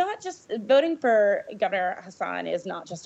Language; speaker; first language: English; native; English